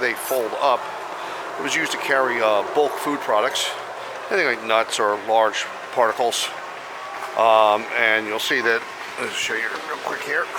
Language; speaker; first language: English; native; English